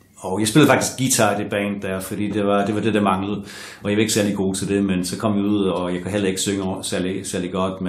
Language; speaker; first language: Danish; non-native, fluent; English